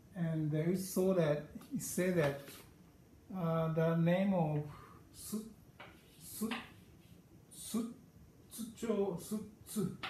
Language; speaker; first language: English; non-native, learner; Japanese